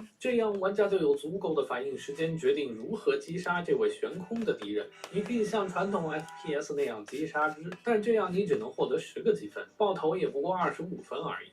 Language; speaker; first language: Chinese; native; Chinese